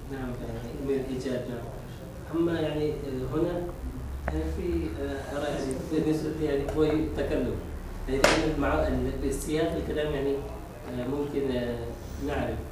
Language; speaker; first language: Arabic; non-native, fluent; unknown